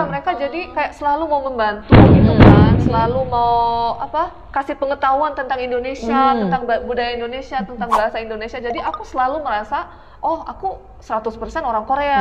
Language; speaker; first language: Indonesian; early bilingual, other home language; Korean